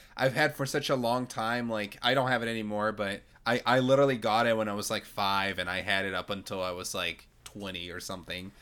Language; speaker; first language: English; non-native, fluent; Portuguese